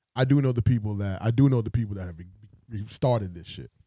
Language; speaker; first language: English; native; English